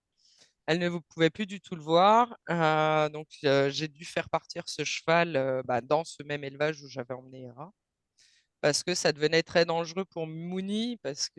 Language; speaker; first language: French; native; French